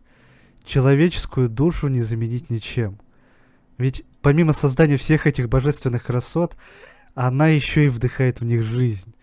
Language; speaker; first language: Russian; native; Russian